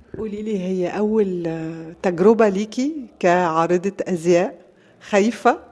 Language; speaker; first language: Arabic; native; Arabic